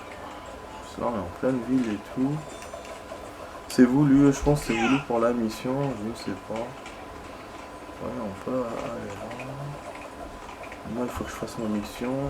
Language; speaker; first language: French; native; French